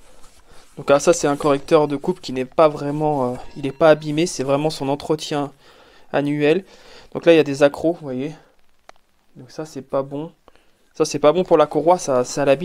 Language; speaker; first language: French; native; French